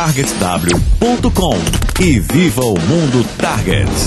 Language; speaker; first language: Portuguese; native; Portuguese